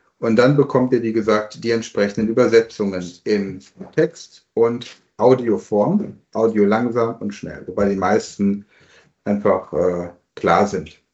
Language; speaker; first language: German; native; German